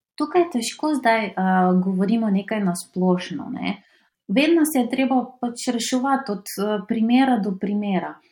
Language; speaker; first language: Slovenian; non-native, fluent; Macedonian